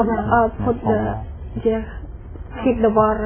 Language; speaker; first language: English; non-native, learner; Khmer